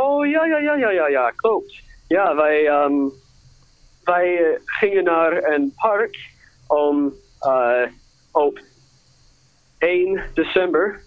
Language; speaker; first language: Dutch; non-native, learner; English